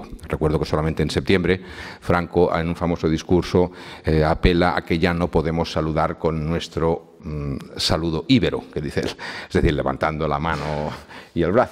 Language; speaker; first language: Spanish; native; Spanish